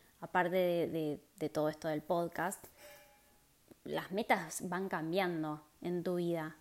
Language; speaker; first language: Spanish; native; Spanish